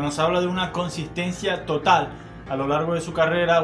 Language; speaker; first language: Spanish; native; Spanish